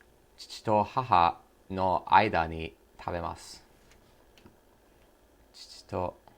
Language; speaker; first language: Japanese; non-native, learner; English